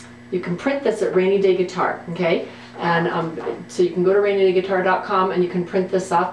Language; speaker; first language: English; native; English